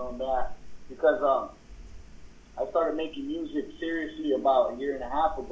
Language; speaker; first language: English; early bilingual, other home language; Spanish